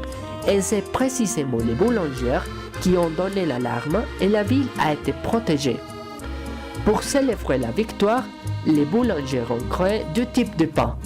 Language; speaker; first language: French; non-native, learner; Spanish